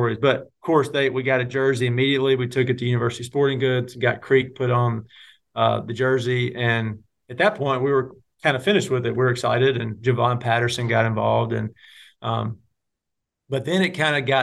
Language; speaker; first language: English; native; English